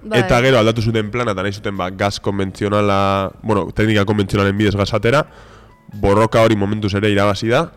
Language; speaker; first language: Basque; native; Basque